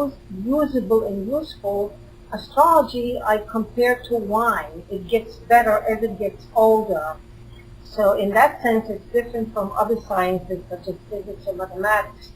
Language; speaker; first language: English; non-native, fluent; Hebrew